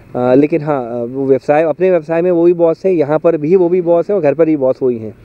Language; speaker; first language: Hindi; native; Hindi